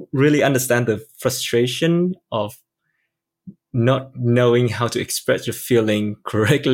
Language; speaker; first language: English; non-native, fluent; Vietnamese